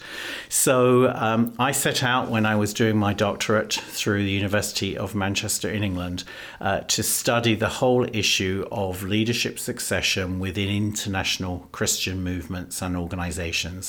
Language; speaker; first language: English; native; English